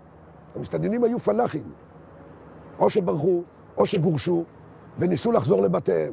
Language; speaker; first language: Hebrew; native; Hebrew